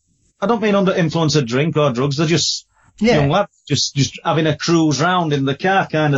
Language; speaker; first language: English; native; English